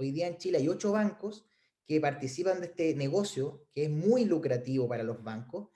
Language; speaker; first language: Spanish; native; Spanish